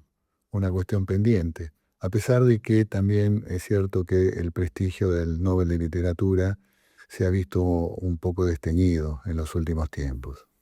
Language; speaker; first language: Spanish; native; Spanish